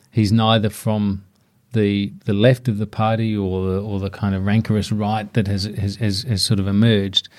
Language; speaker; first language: English; native; English